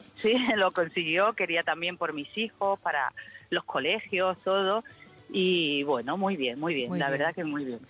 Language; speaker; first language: Spanish; native; Spanish